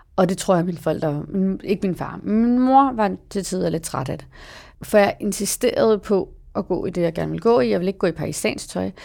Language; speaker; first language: Danish; early bilingual, other home language; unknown